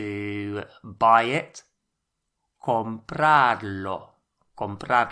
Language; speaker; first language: Spanish; non-native, fluent; English